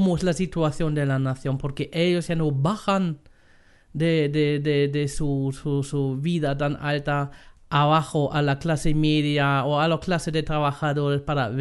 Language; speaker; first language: Spanish; non-native, fluent; German